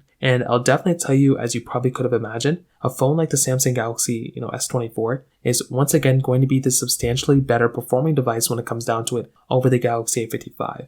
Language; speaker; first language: English; native; English